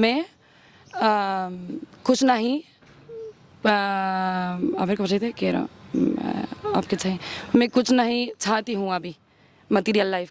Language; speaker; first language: Hindi; non-native, learner; Spanish